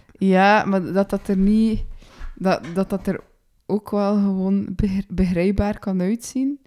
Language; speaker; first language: Dutch; native; Dutch